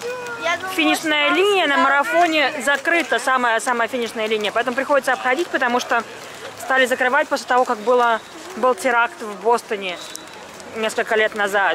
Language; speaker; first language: Russian; native; Russian